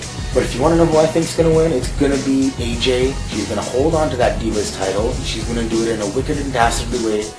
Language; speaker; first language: English; native; English